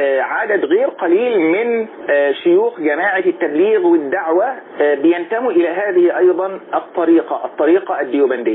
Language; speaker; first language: Arabic; native; Arabic